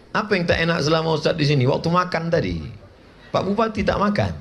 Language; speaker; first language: Indonesian; non-native, local second language; Malay